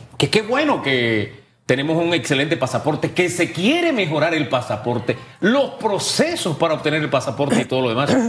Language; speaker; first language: Spanish; native; Spanish